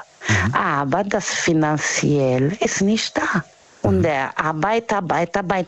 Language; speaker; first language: German; non-native, fluent; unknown